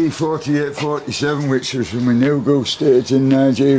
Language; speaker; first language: English; native; English